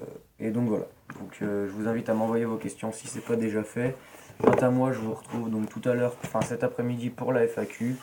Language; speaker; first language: French; native; French